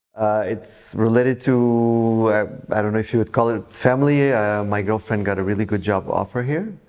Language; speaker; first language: English; non-native, fluent; Portuguese